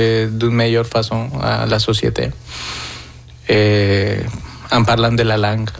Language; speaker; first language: French; non-native, fluent; Spanish